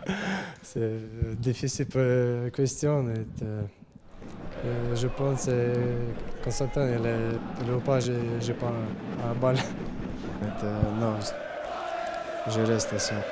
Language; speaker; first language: French; non-native, learner; Latvian